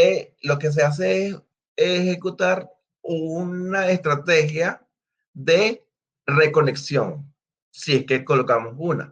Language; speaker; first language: Spanish; native; Spanish